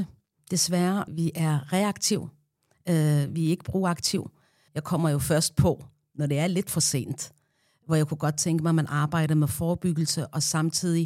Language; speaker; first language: Danish; non-native, fluent; Arabic